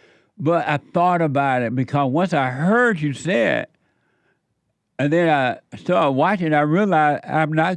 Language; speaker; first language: English; native; English